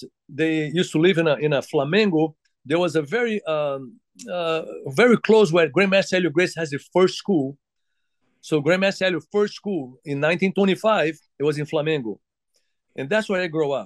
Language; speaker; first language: English; non-native, fluent; Portuguese